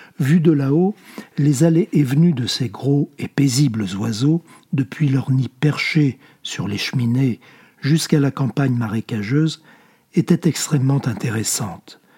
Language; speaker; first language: French; native; French